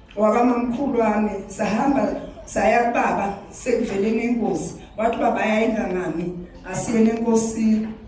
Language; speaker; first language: Zulu; non-native, local second language; Swati